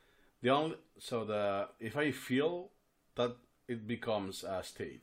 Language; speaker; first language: English; non-native, fluent; Spanish